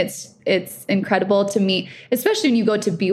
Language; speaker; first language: English; native; English